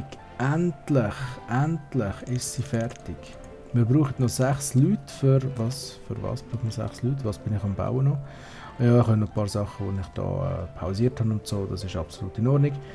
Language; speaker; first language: German; native; German